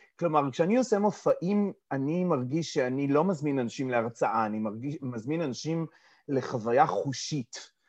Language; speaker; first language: Hebrew; early bilingual, other home language; English